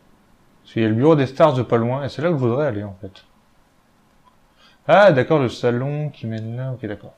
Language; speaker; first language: French; native; French